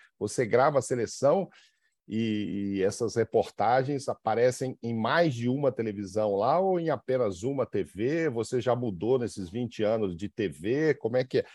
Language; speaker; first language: Portuguese; native; Portuguese